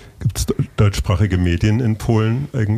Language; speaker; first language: German; native; German